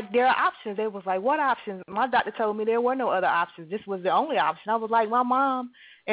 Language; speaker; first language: English; native; English